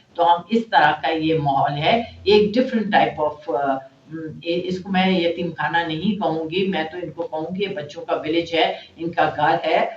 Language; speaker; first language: Urdu; non-native, local second language; Baluchi